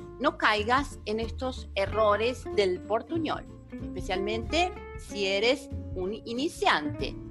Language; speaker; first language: Spanish; non-native, fluent; Portuguese